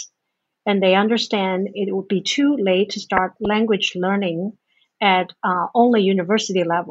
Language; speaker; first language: English; non-native, fluent; Chinese